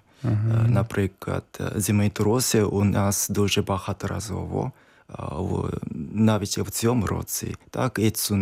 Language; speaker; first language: Ukrainian; non-native, learner; Japanese